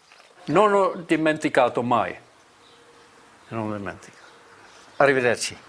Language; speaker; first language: Italian; non-native, learner; Czech